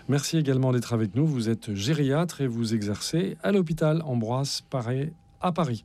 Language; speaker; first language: French; native; French